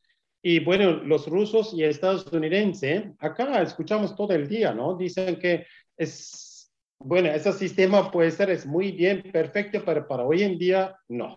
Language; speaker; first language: Spanish; non-native, learner; Kurdish